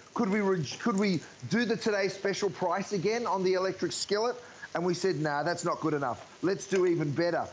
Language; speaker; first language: English; native; English